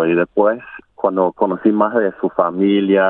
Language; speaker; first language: Spanish; non-native, learner; English